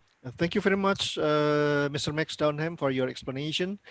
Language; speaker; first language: English; non-native, learner; Indonesian